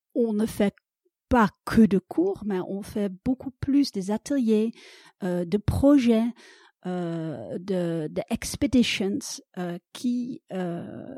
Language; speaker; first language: French; non-native, fluent; Dutch